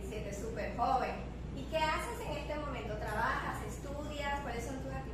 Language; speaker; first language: Spanish; native; Spanish